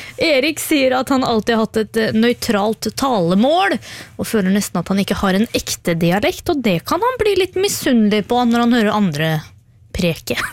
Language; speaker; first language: Norwegian; native; Norwegian